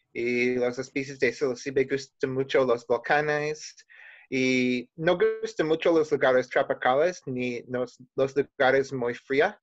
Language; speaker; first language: Spanish; non-native, learner; English